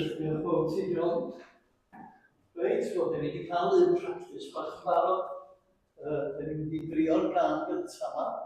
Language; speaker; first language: Welsh; native; Welsh